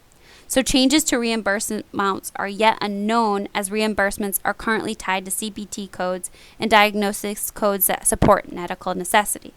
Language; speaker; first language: English; native; English